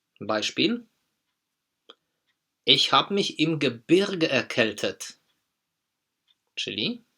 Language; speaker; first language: German; non-native, fluent; Polish